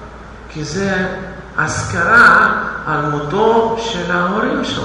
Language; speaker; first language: Hebrew; non-native, fluent; Russian